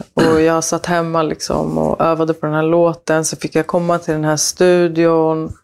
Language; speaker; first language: Swedish; early bilingual, other home language; Spanish